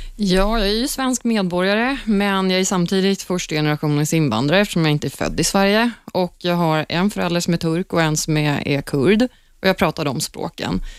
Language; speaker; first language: Swedish; early bilingual, other home language; Turkish